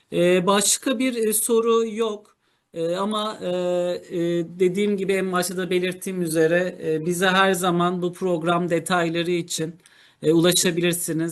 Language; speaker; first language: Turkish; native; Turkish